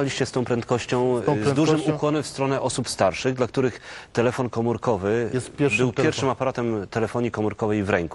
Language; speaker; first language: Polish; native; Polish